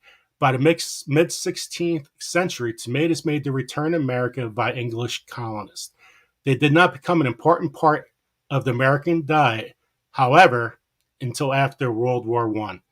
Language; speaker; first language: English; native; English